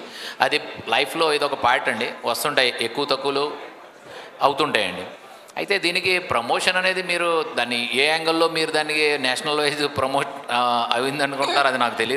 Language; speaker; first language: Telugu; native; Telugu